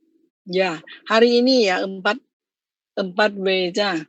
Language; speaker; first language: Indonesian; non-native, fluent; Thai